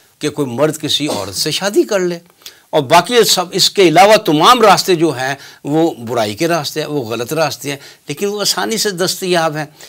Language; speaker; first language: Hindi; native; Hindi